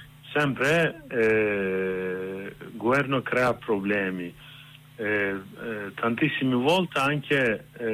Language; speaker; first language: Italian; non-native, learner; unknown